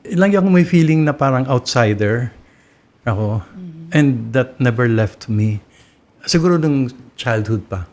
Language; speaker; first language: Filipino; non-native, local second language; Bikol